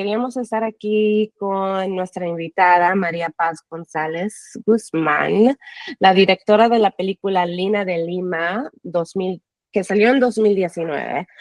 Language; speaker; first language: Spanish; early bilingual, heritage; English